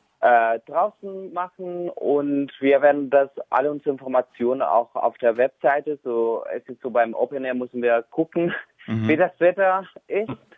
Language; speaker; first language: German; non-native, fluent; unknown